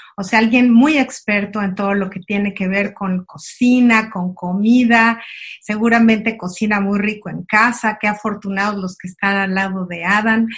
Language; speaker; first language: Spanish; native; Spanish